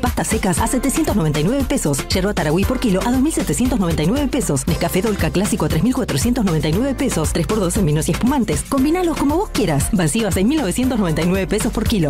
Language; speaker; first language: Spanish; native; Spanish